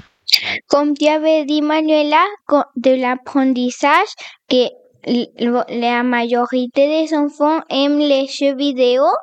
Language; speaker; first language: French; non-native, learner; Spanish